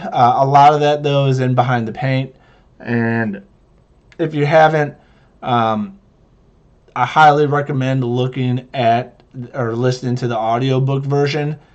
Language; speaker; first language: English; native; English